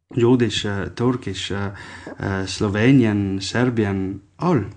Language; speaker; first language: English; non-native, fluent; Italian